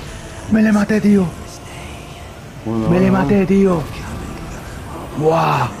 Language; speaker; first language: Spanish; native; Spanish